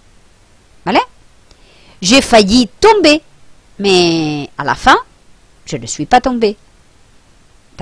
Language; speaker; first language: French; non-native, fluent; Spanish